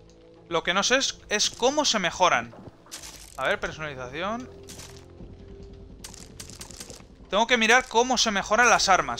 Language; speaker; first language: Spanish; native; Spanish